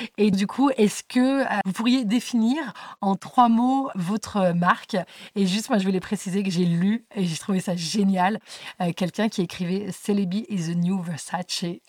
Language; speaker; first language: French; native; French